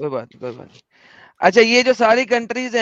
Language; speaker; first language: Hindi; native; Hindi